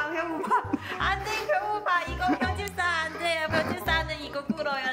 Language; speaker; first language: Korean; non-native, learner; Cantonese